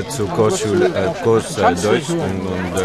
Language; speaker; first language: German; non-native, learner; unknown